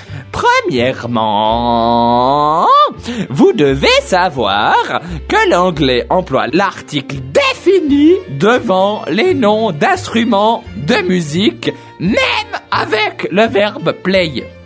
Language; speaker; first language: French; native; French